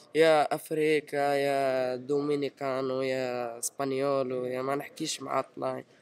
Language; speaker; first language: Arabic; early bilingual, heritage; Italian